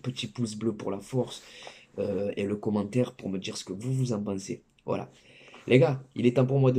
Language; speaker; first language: French; native; French